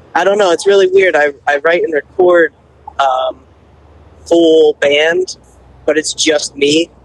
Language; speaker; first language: English; native; English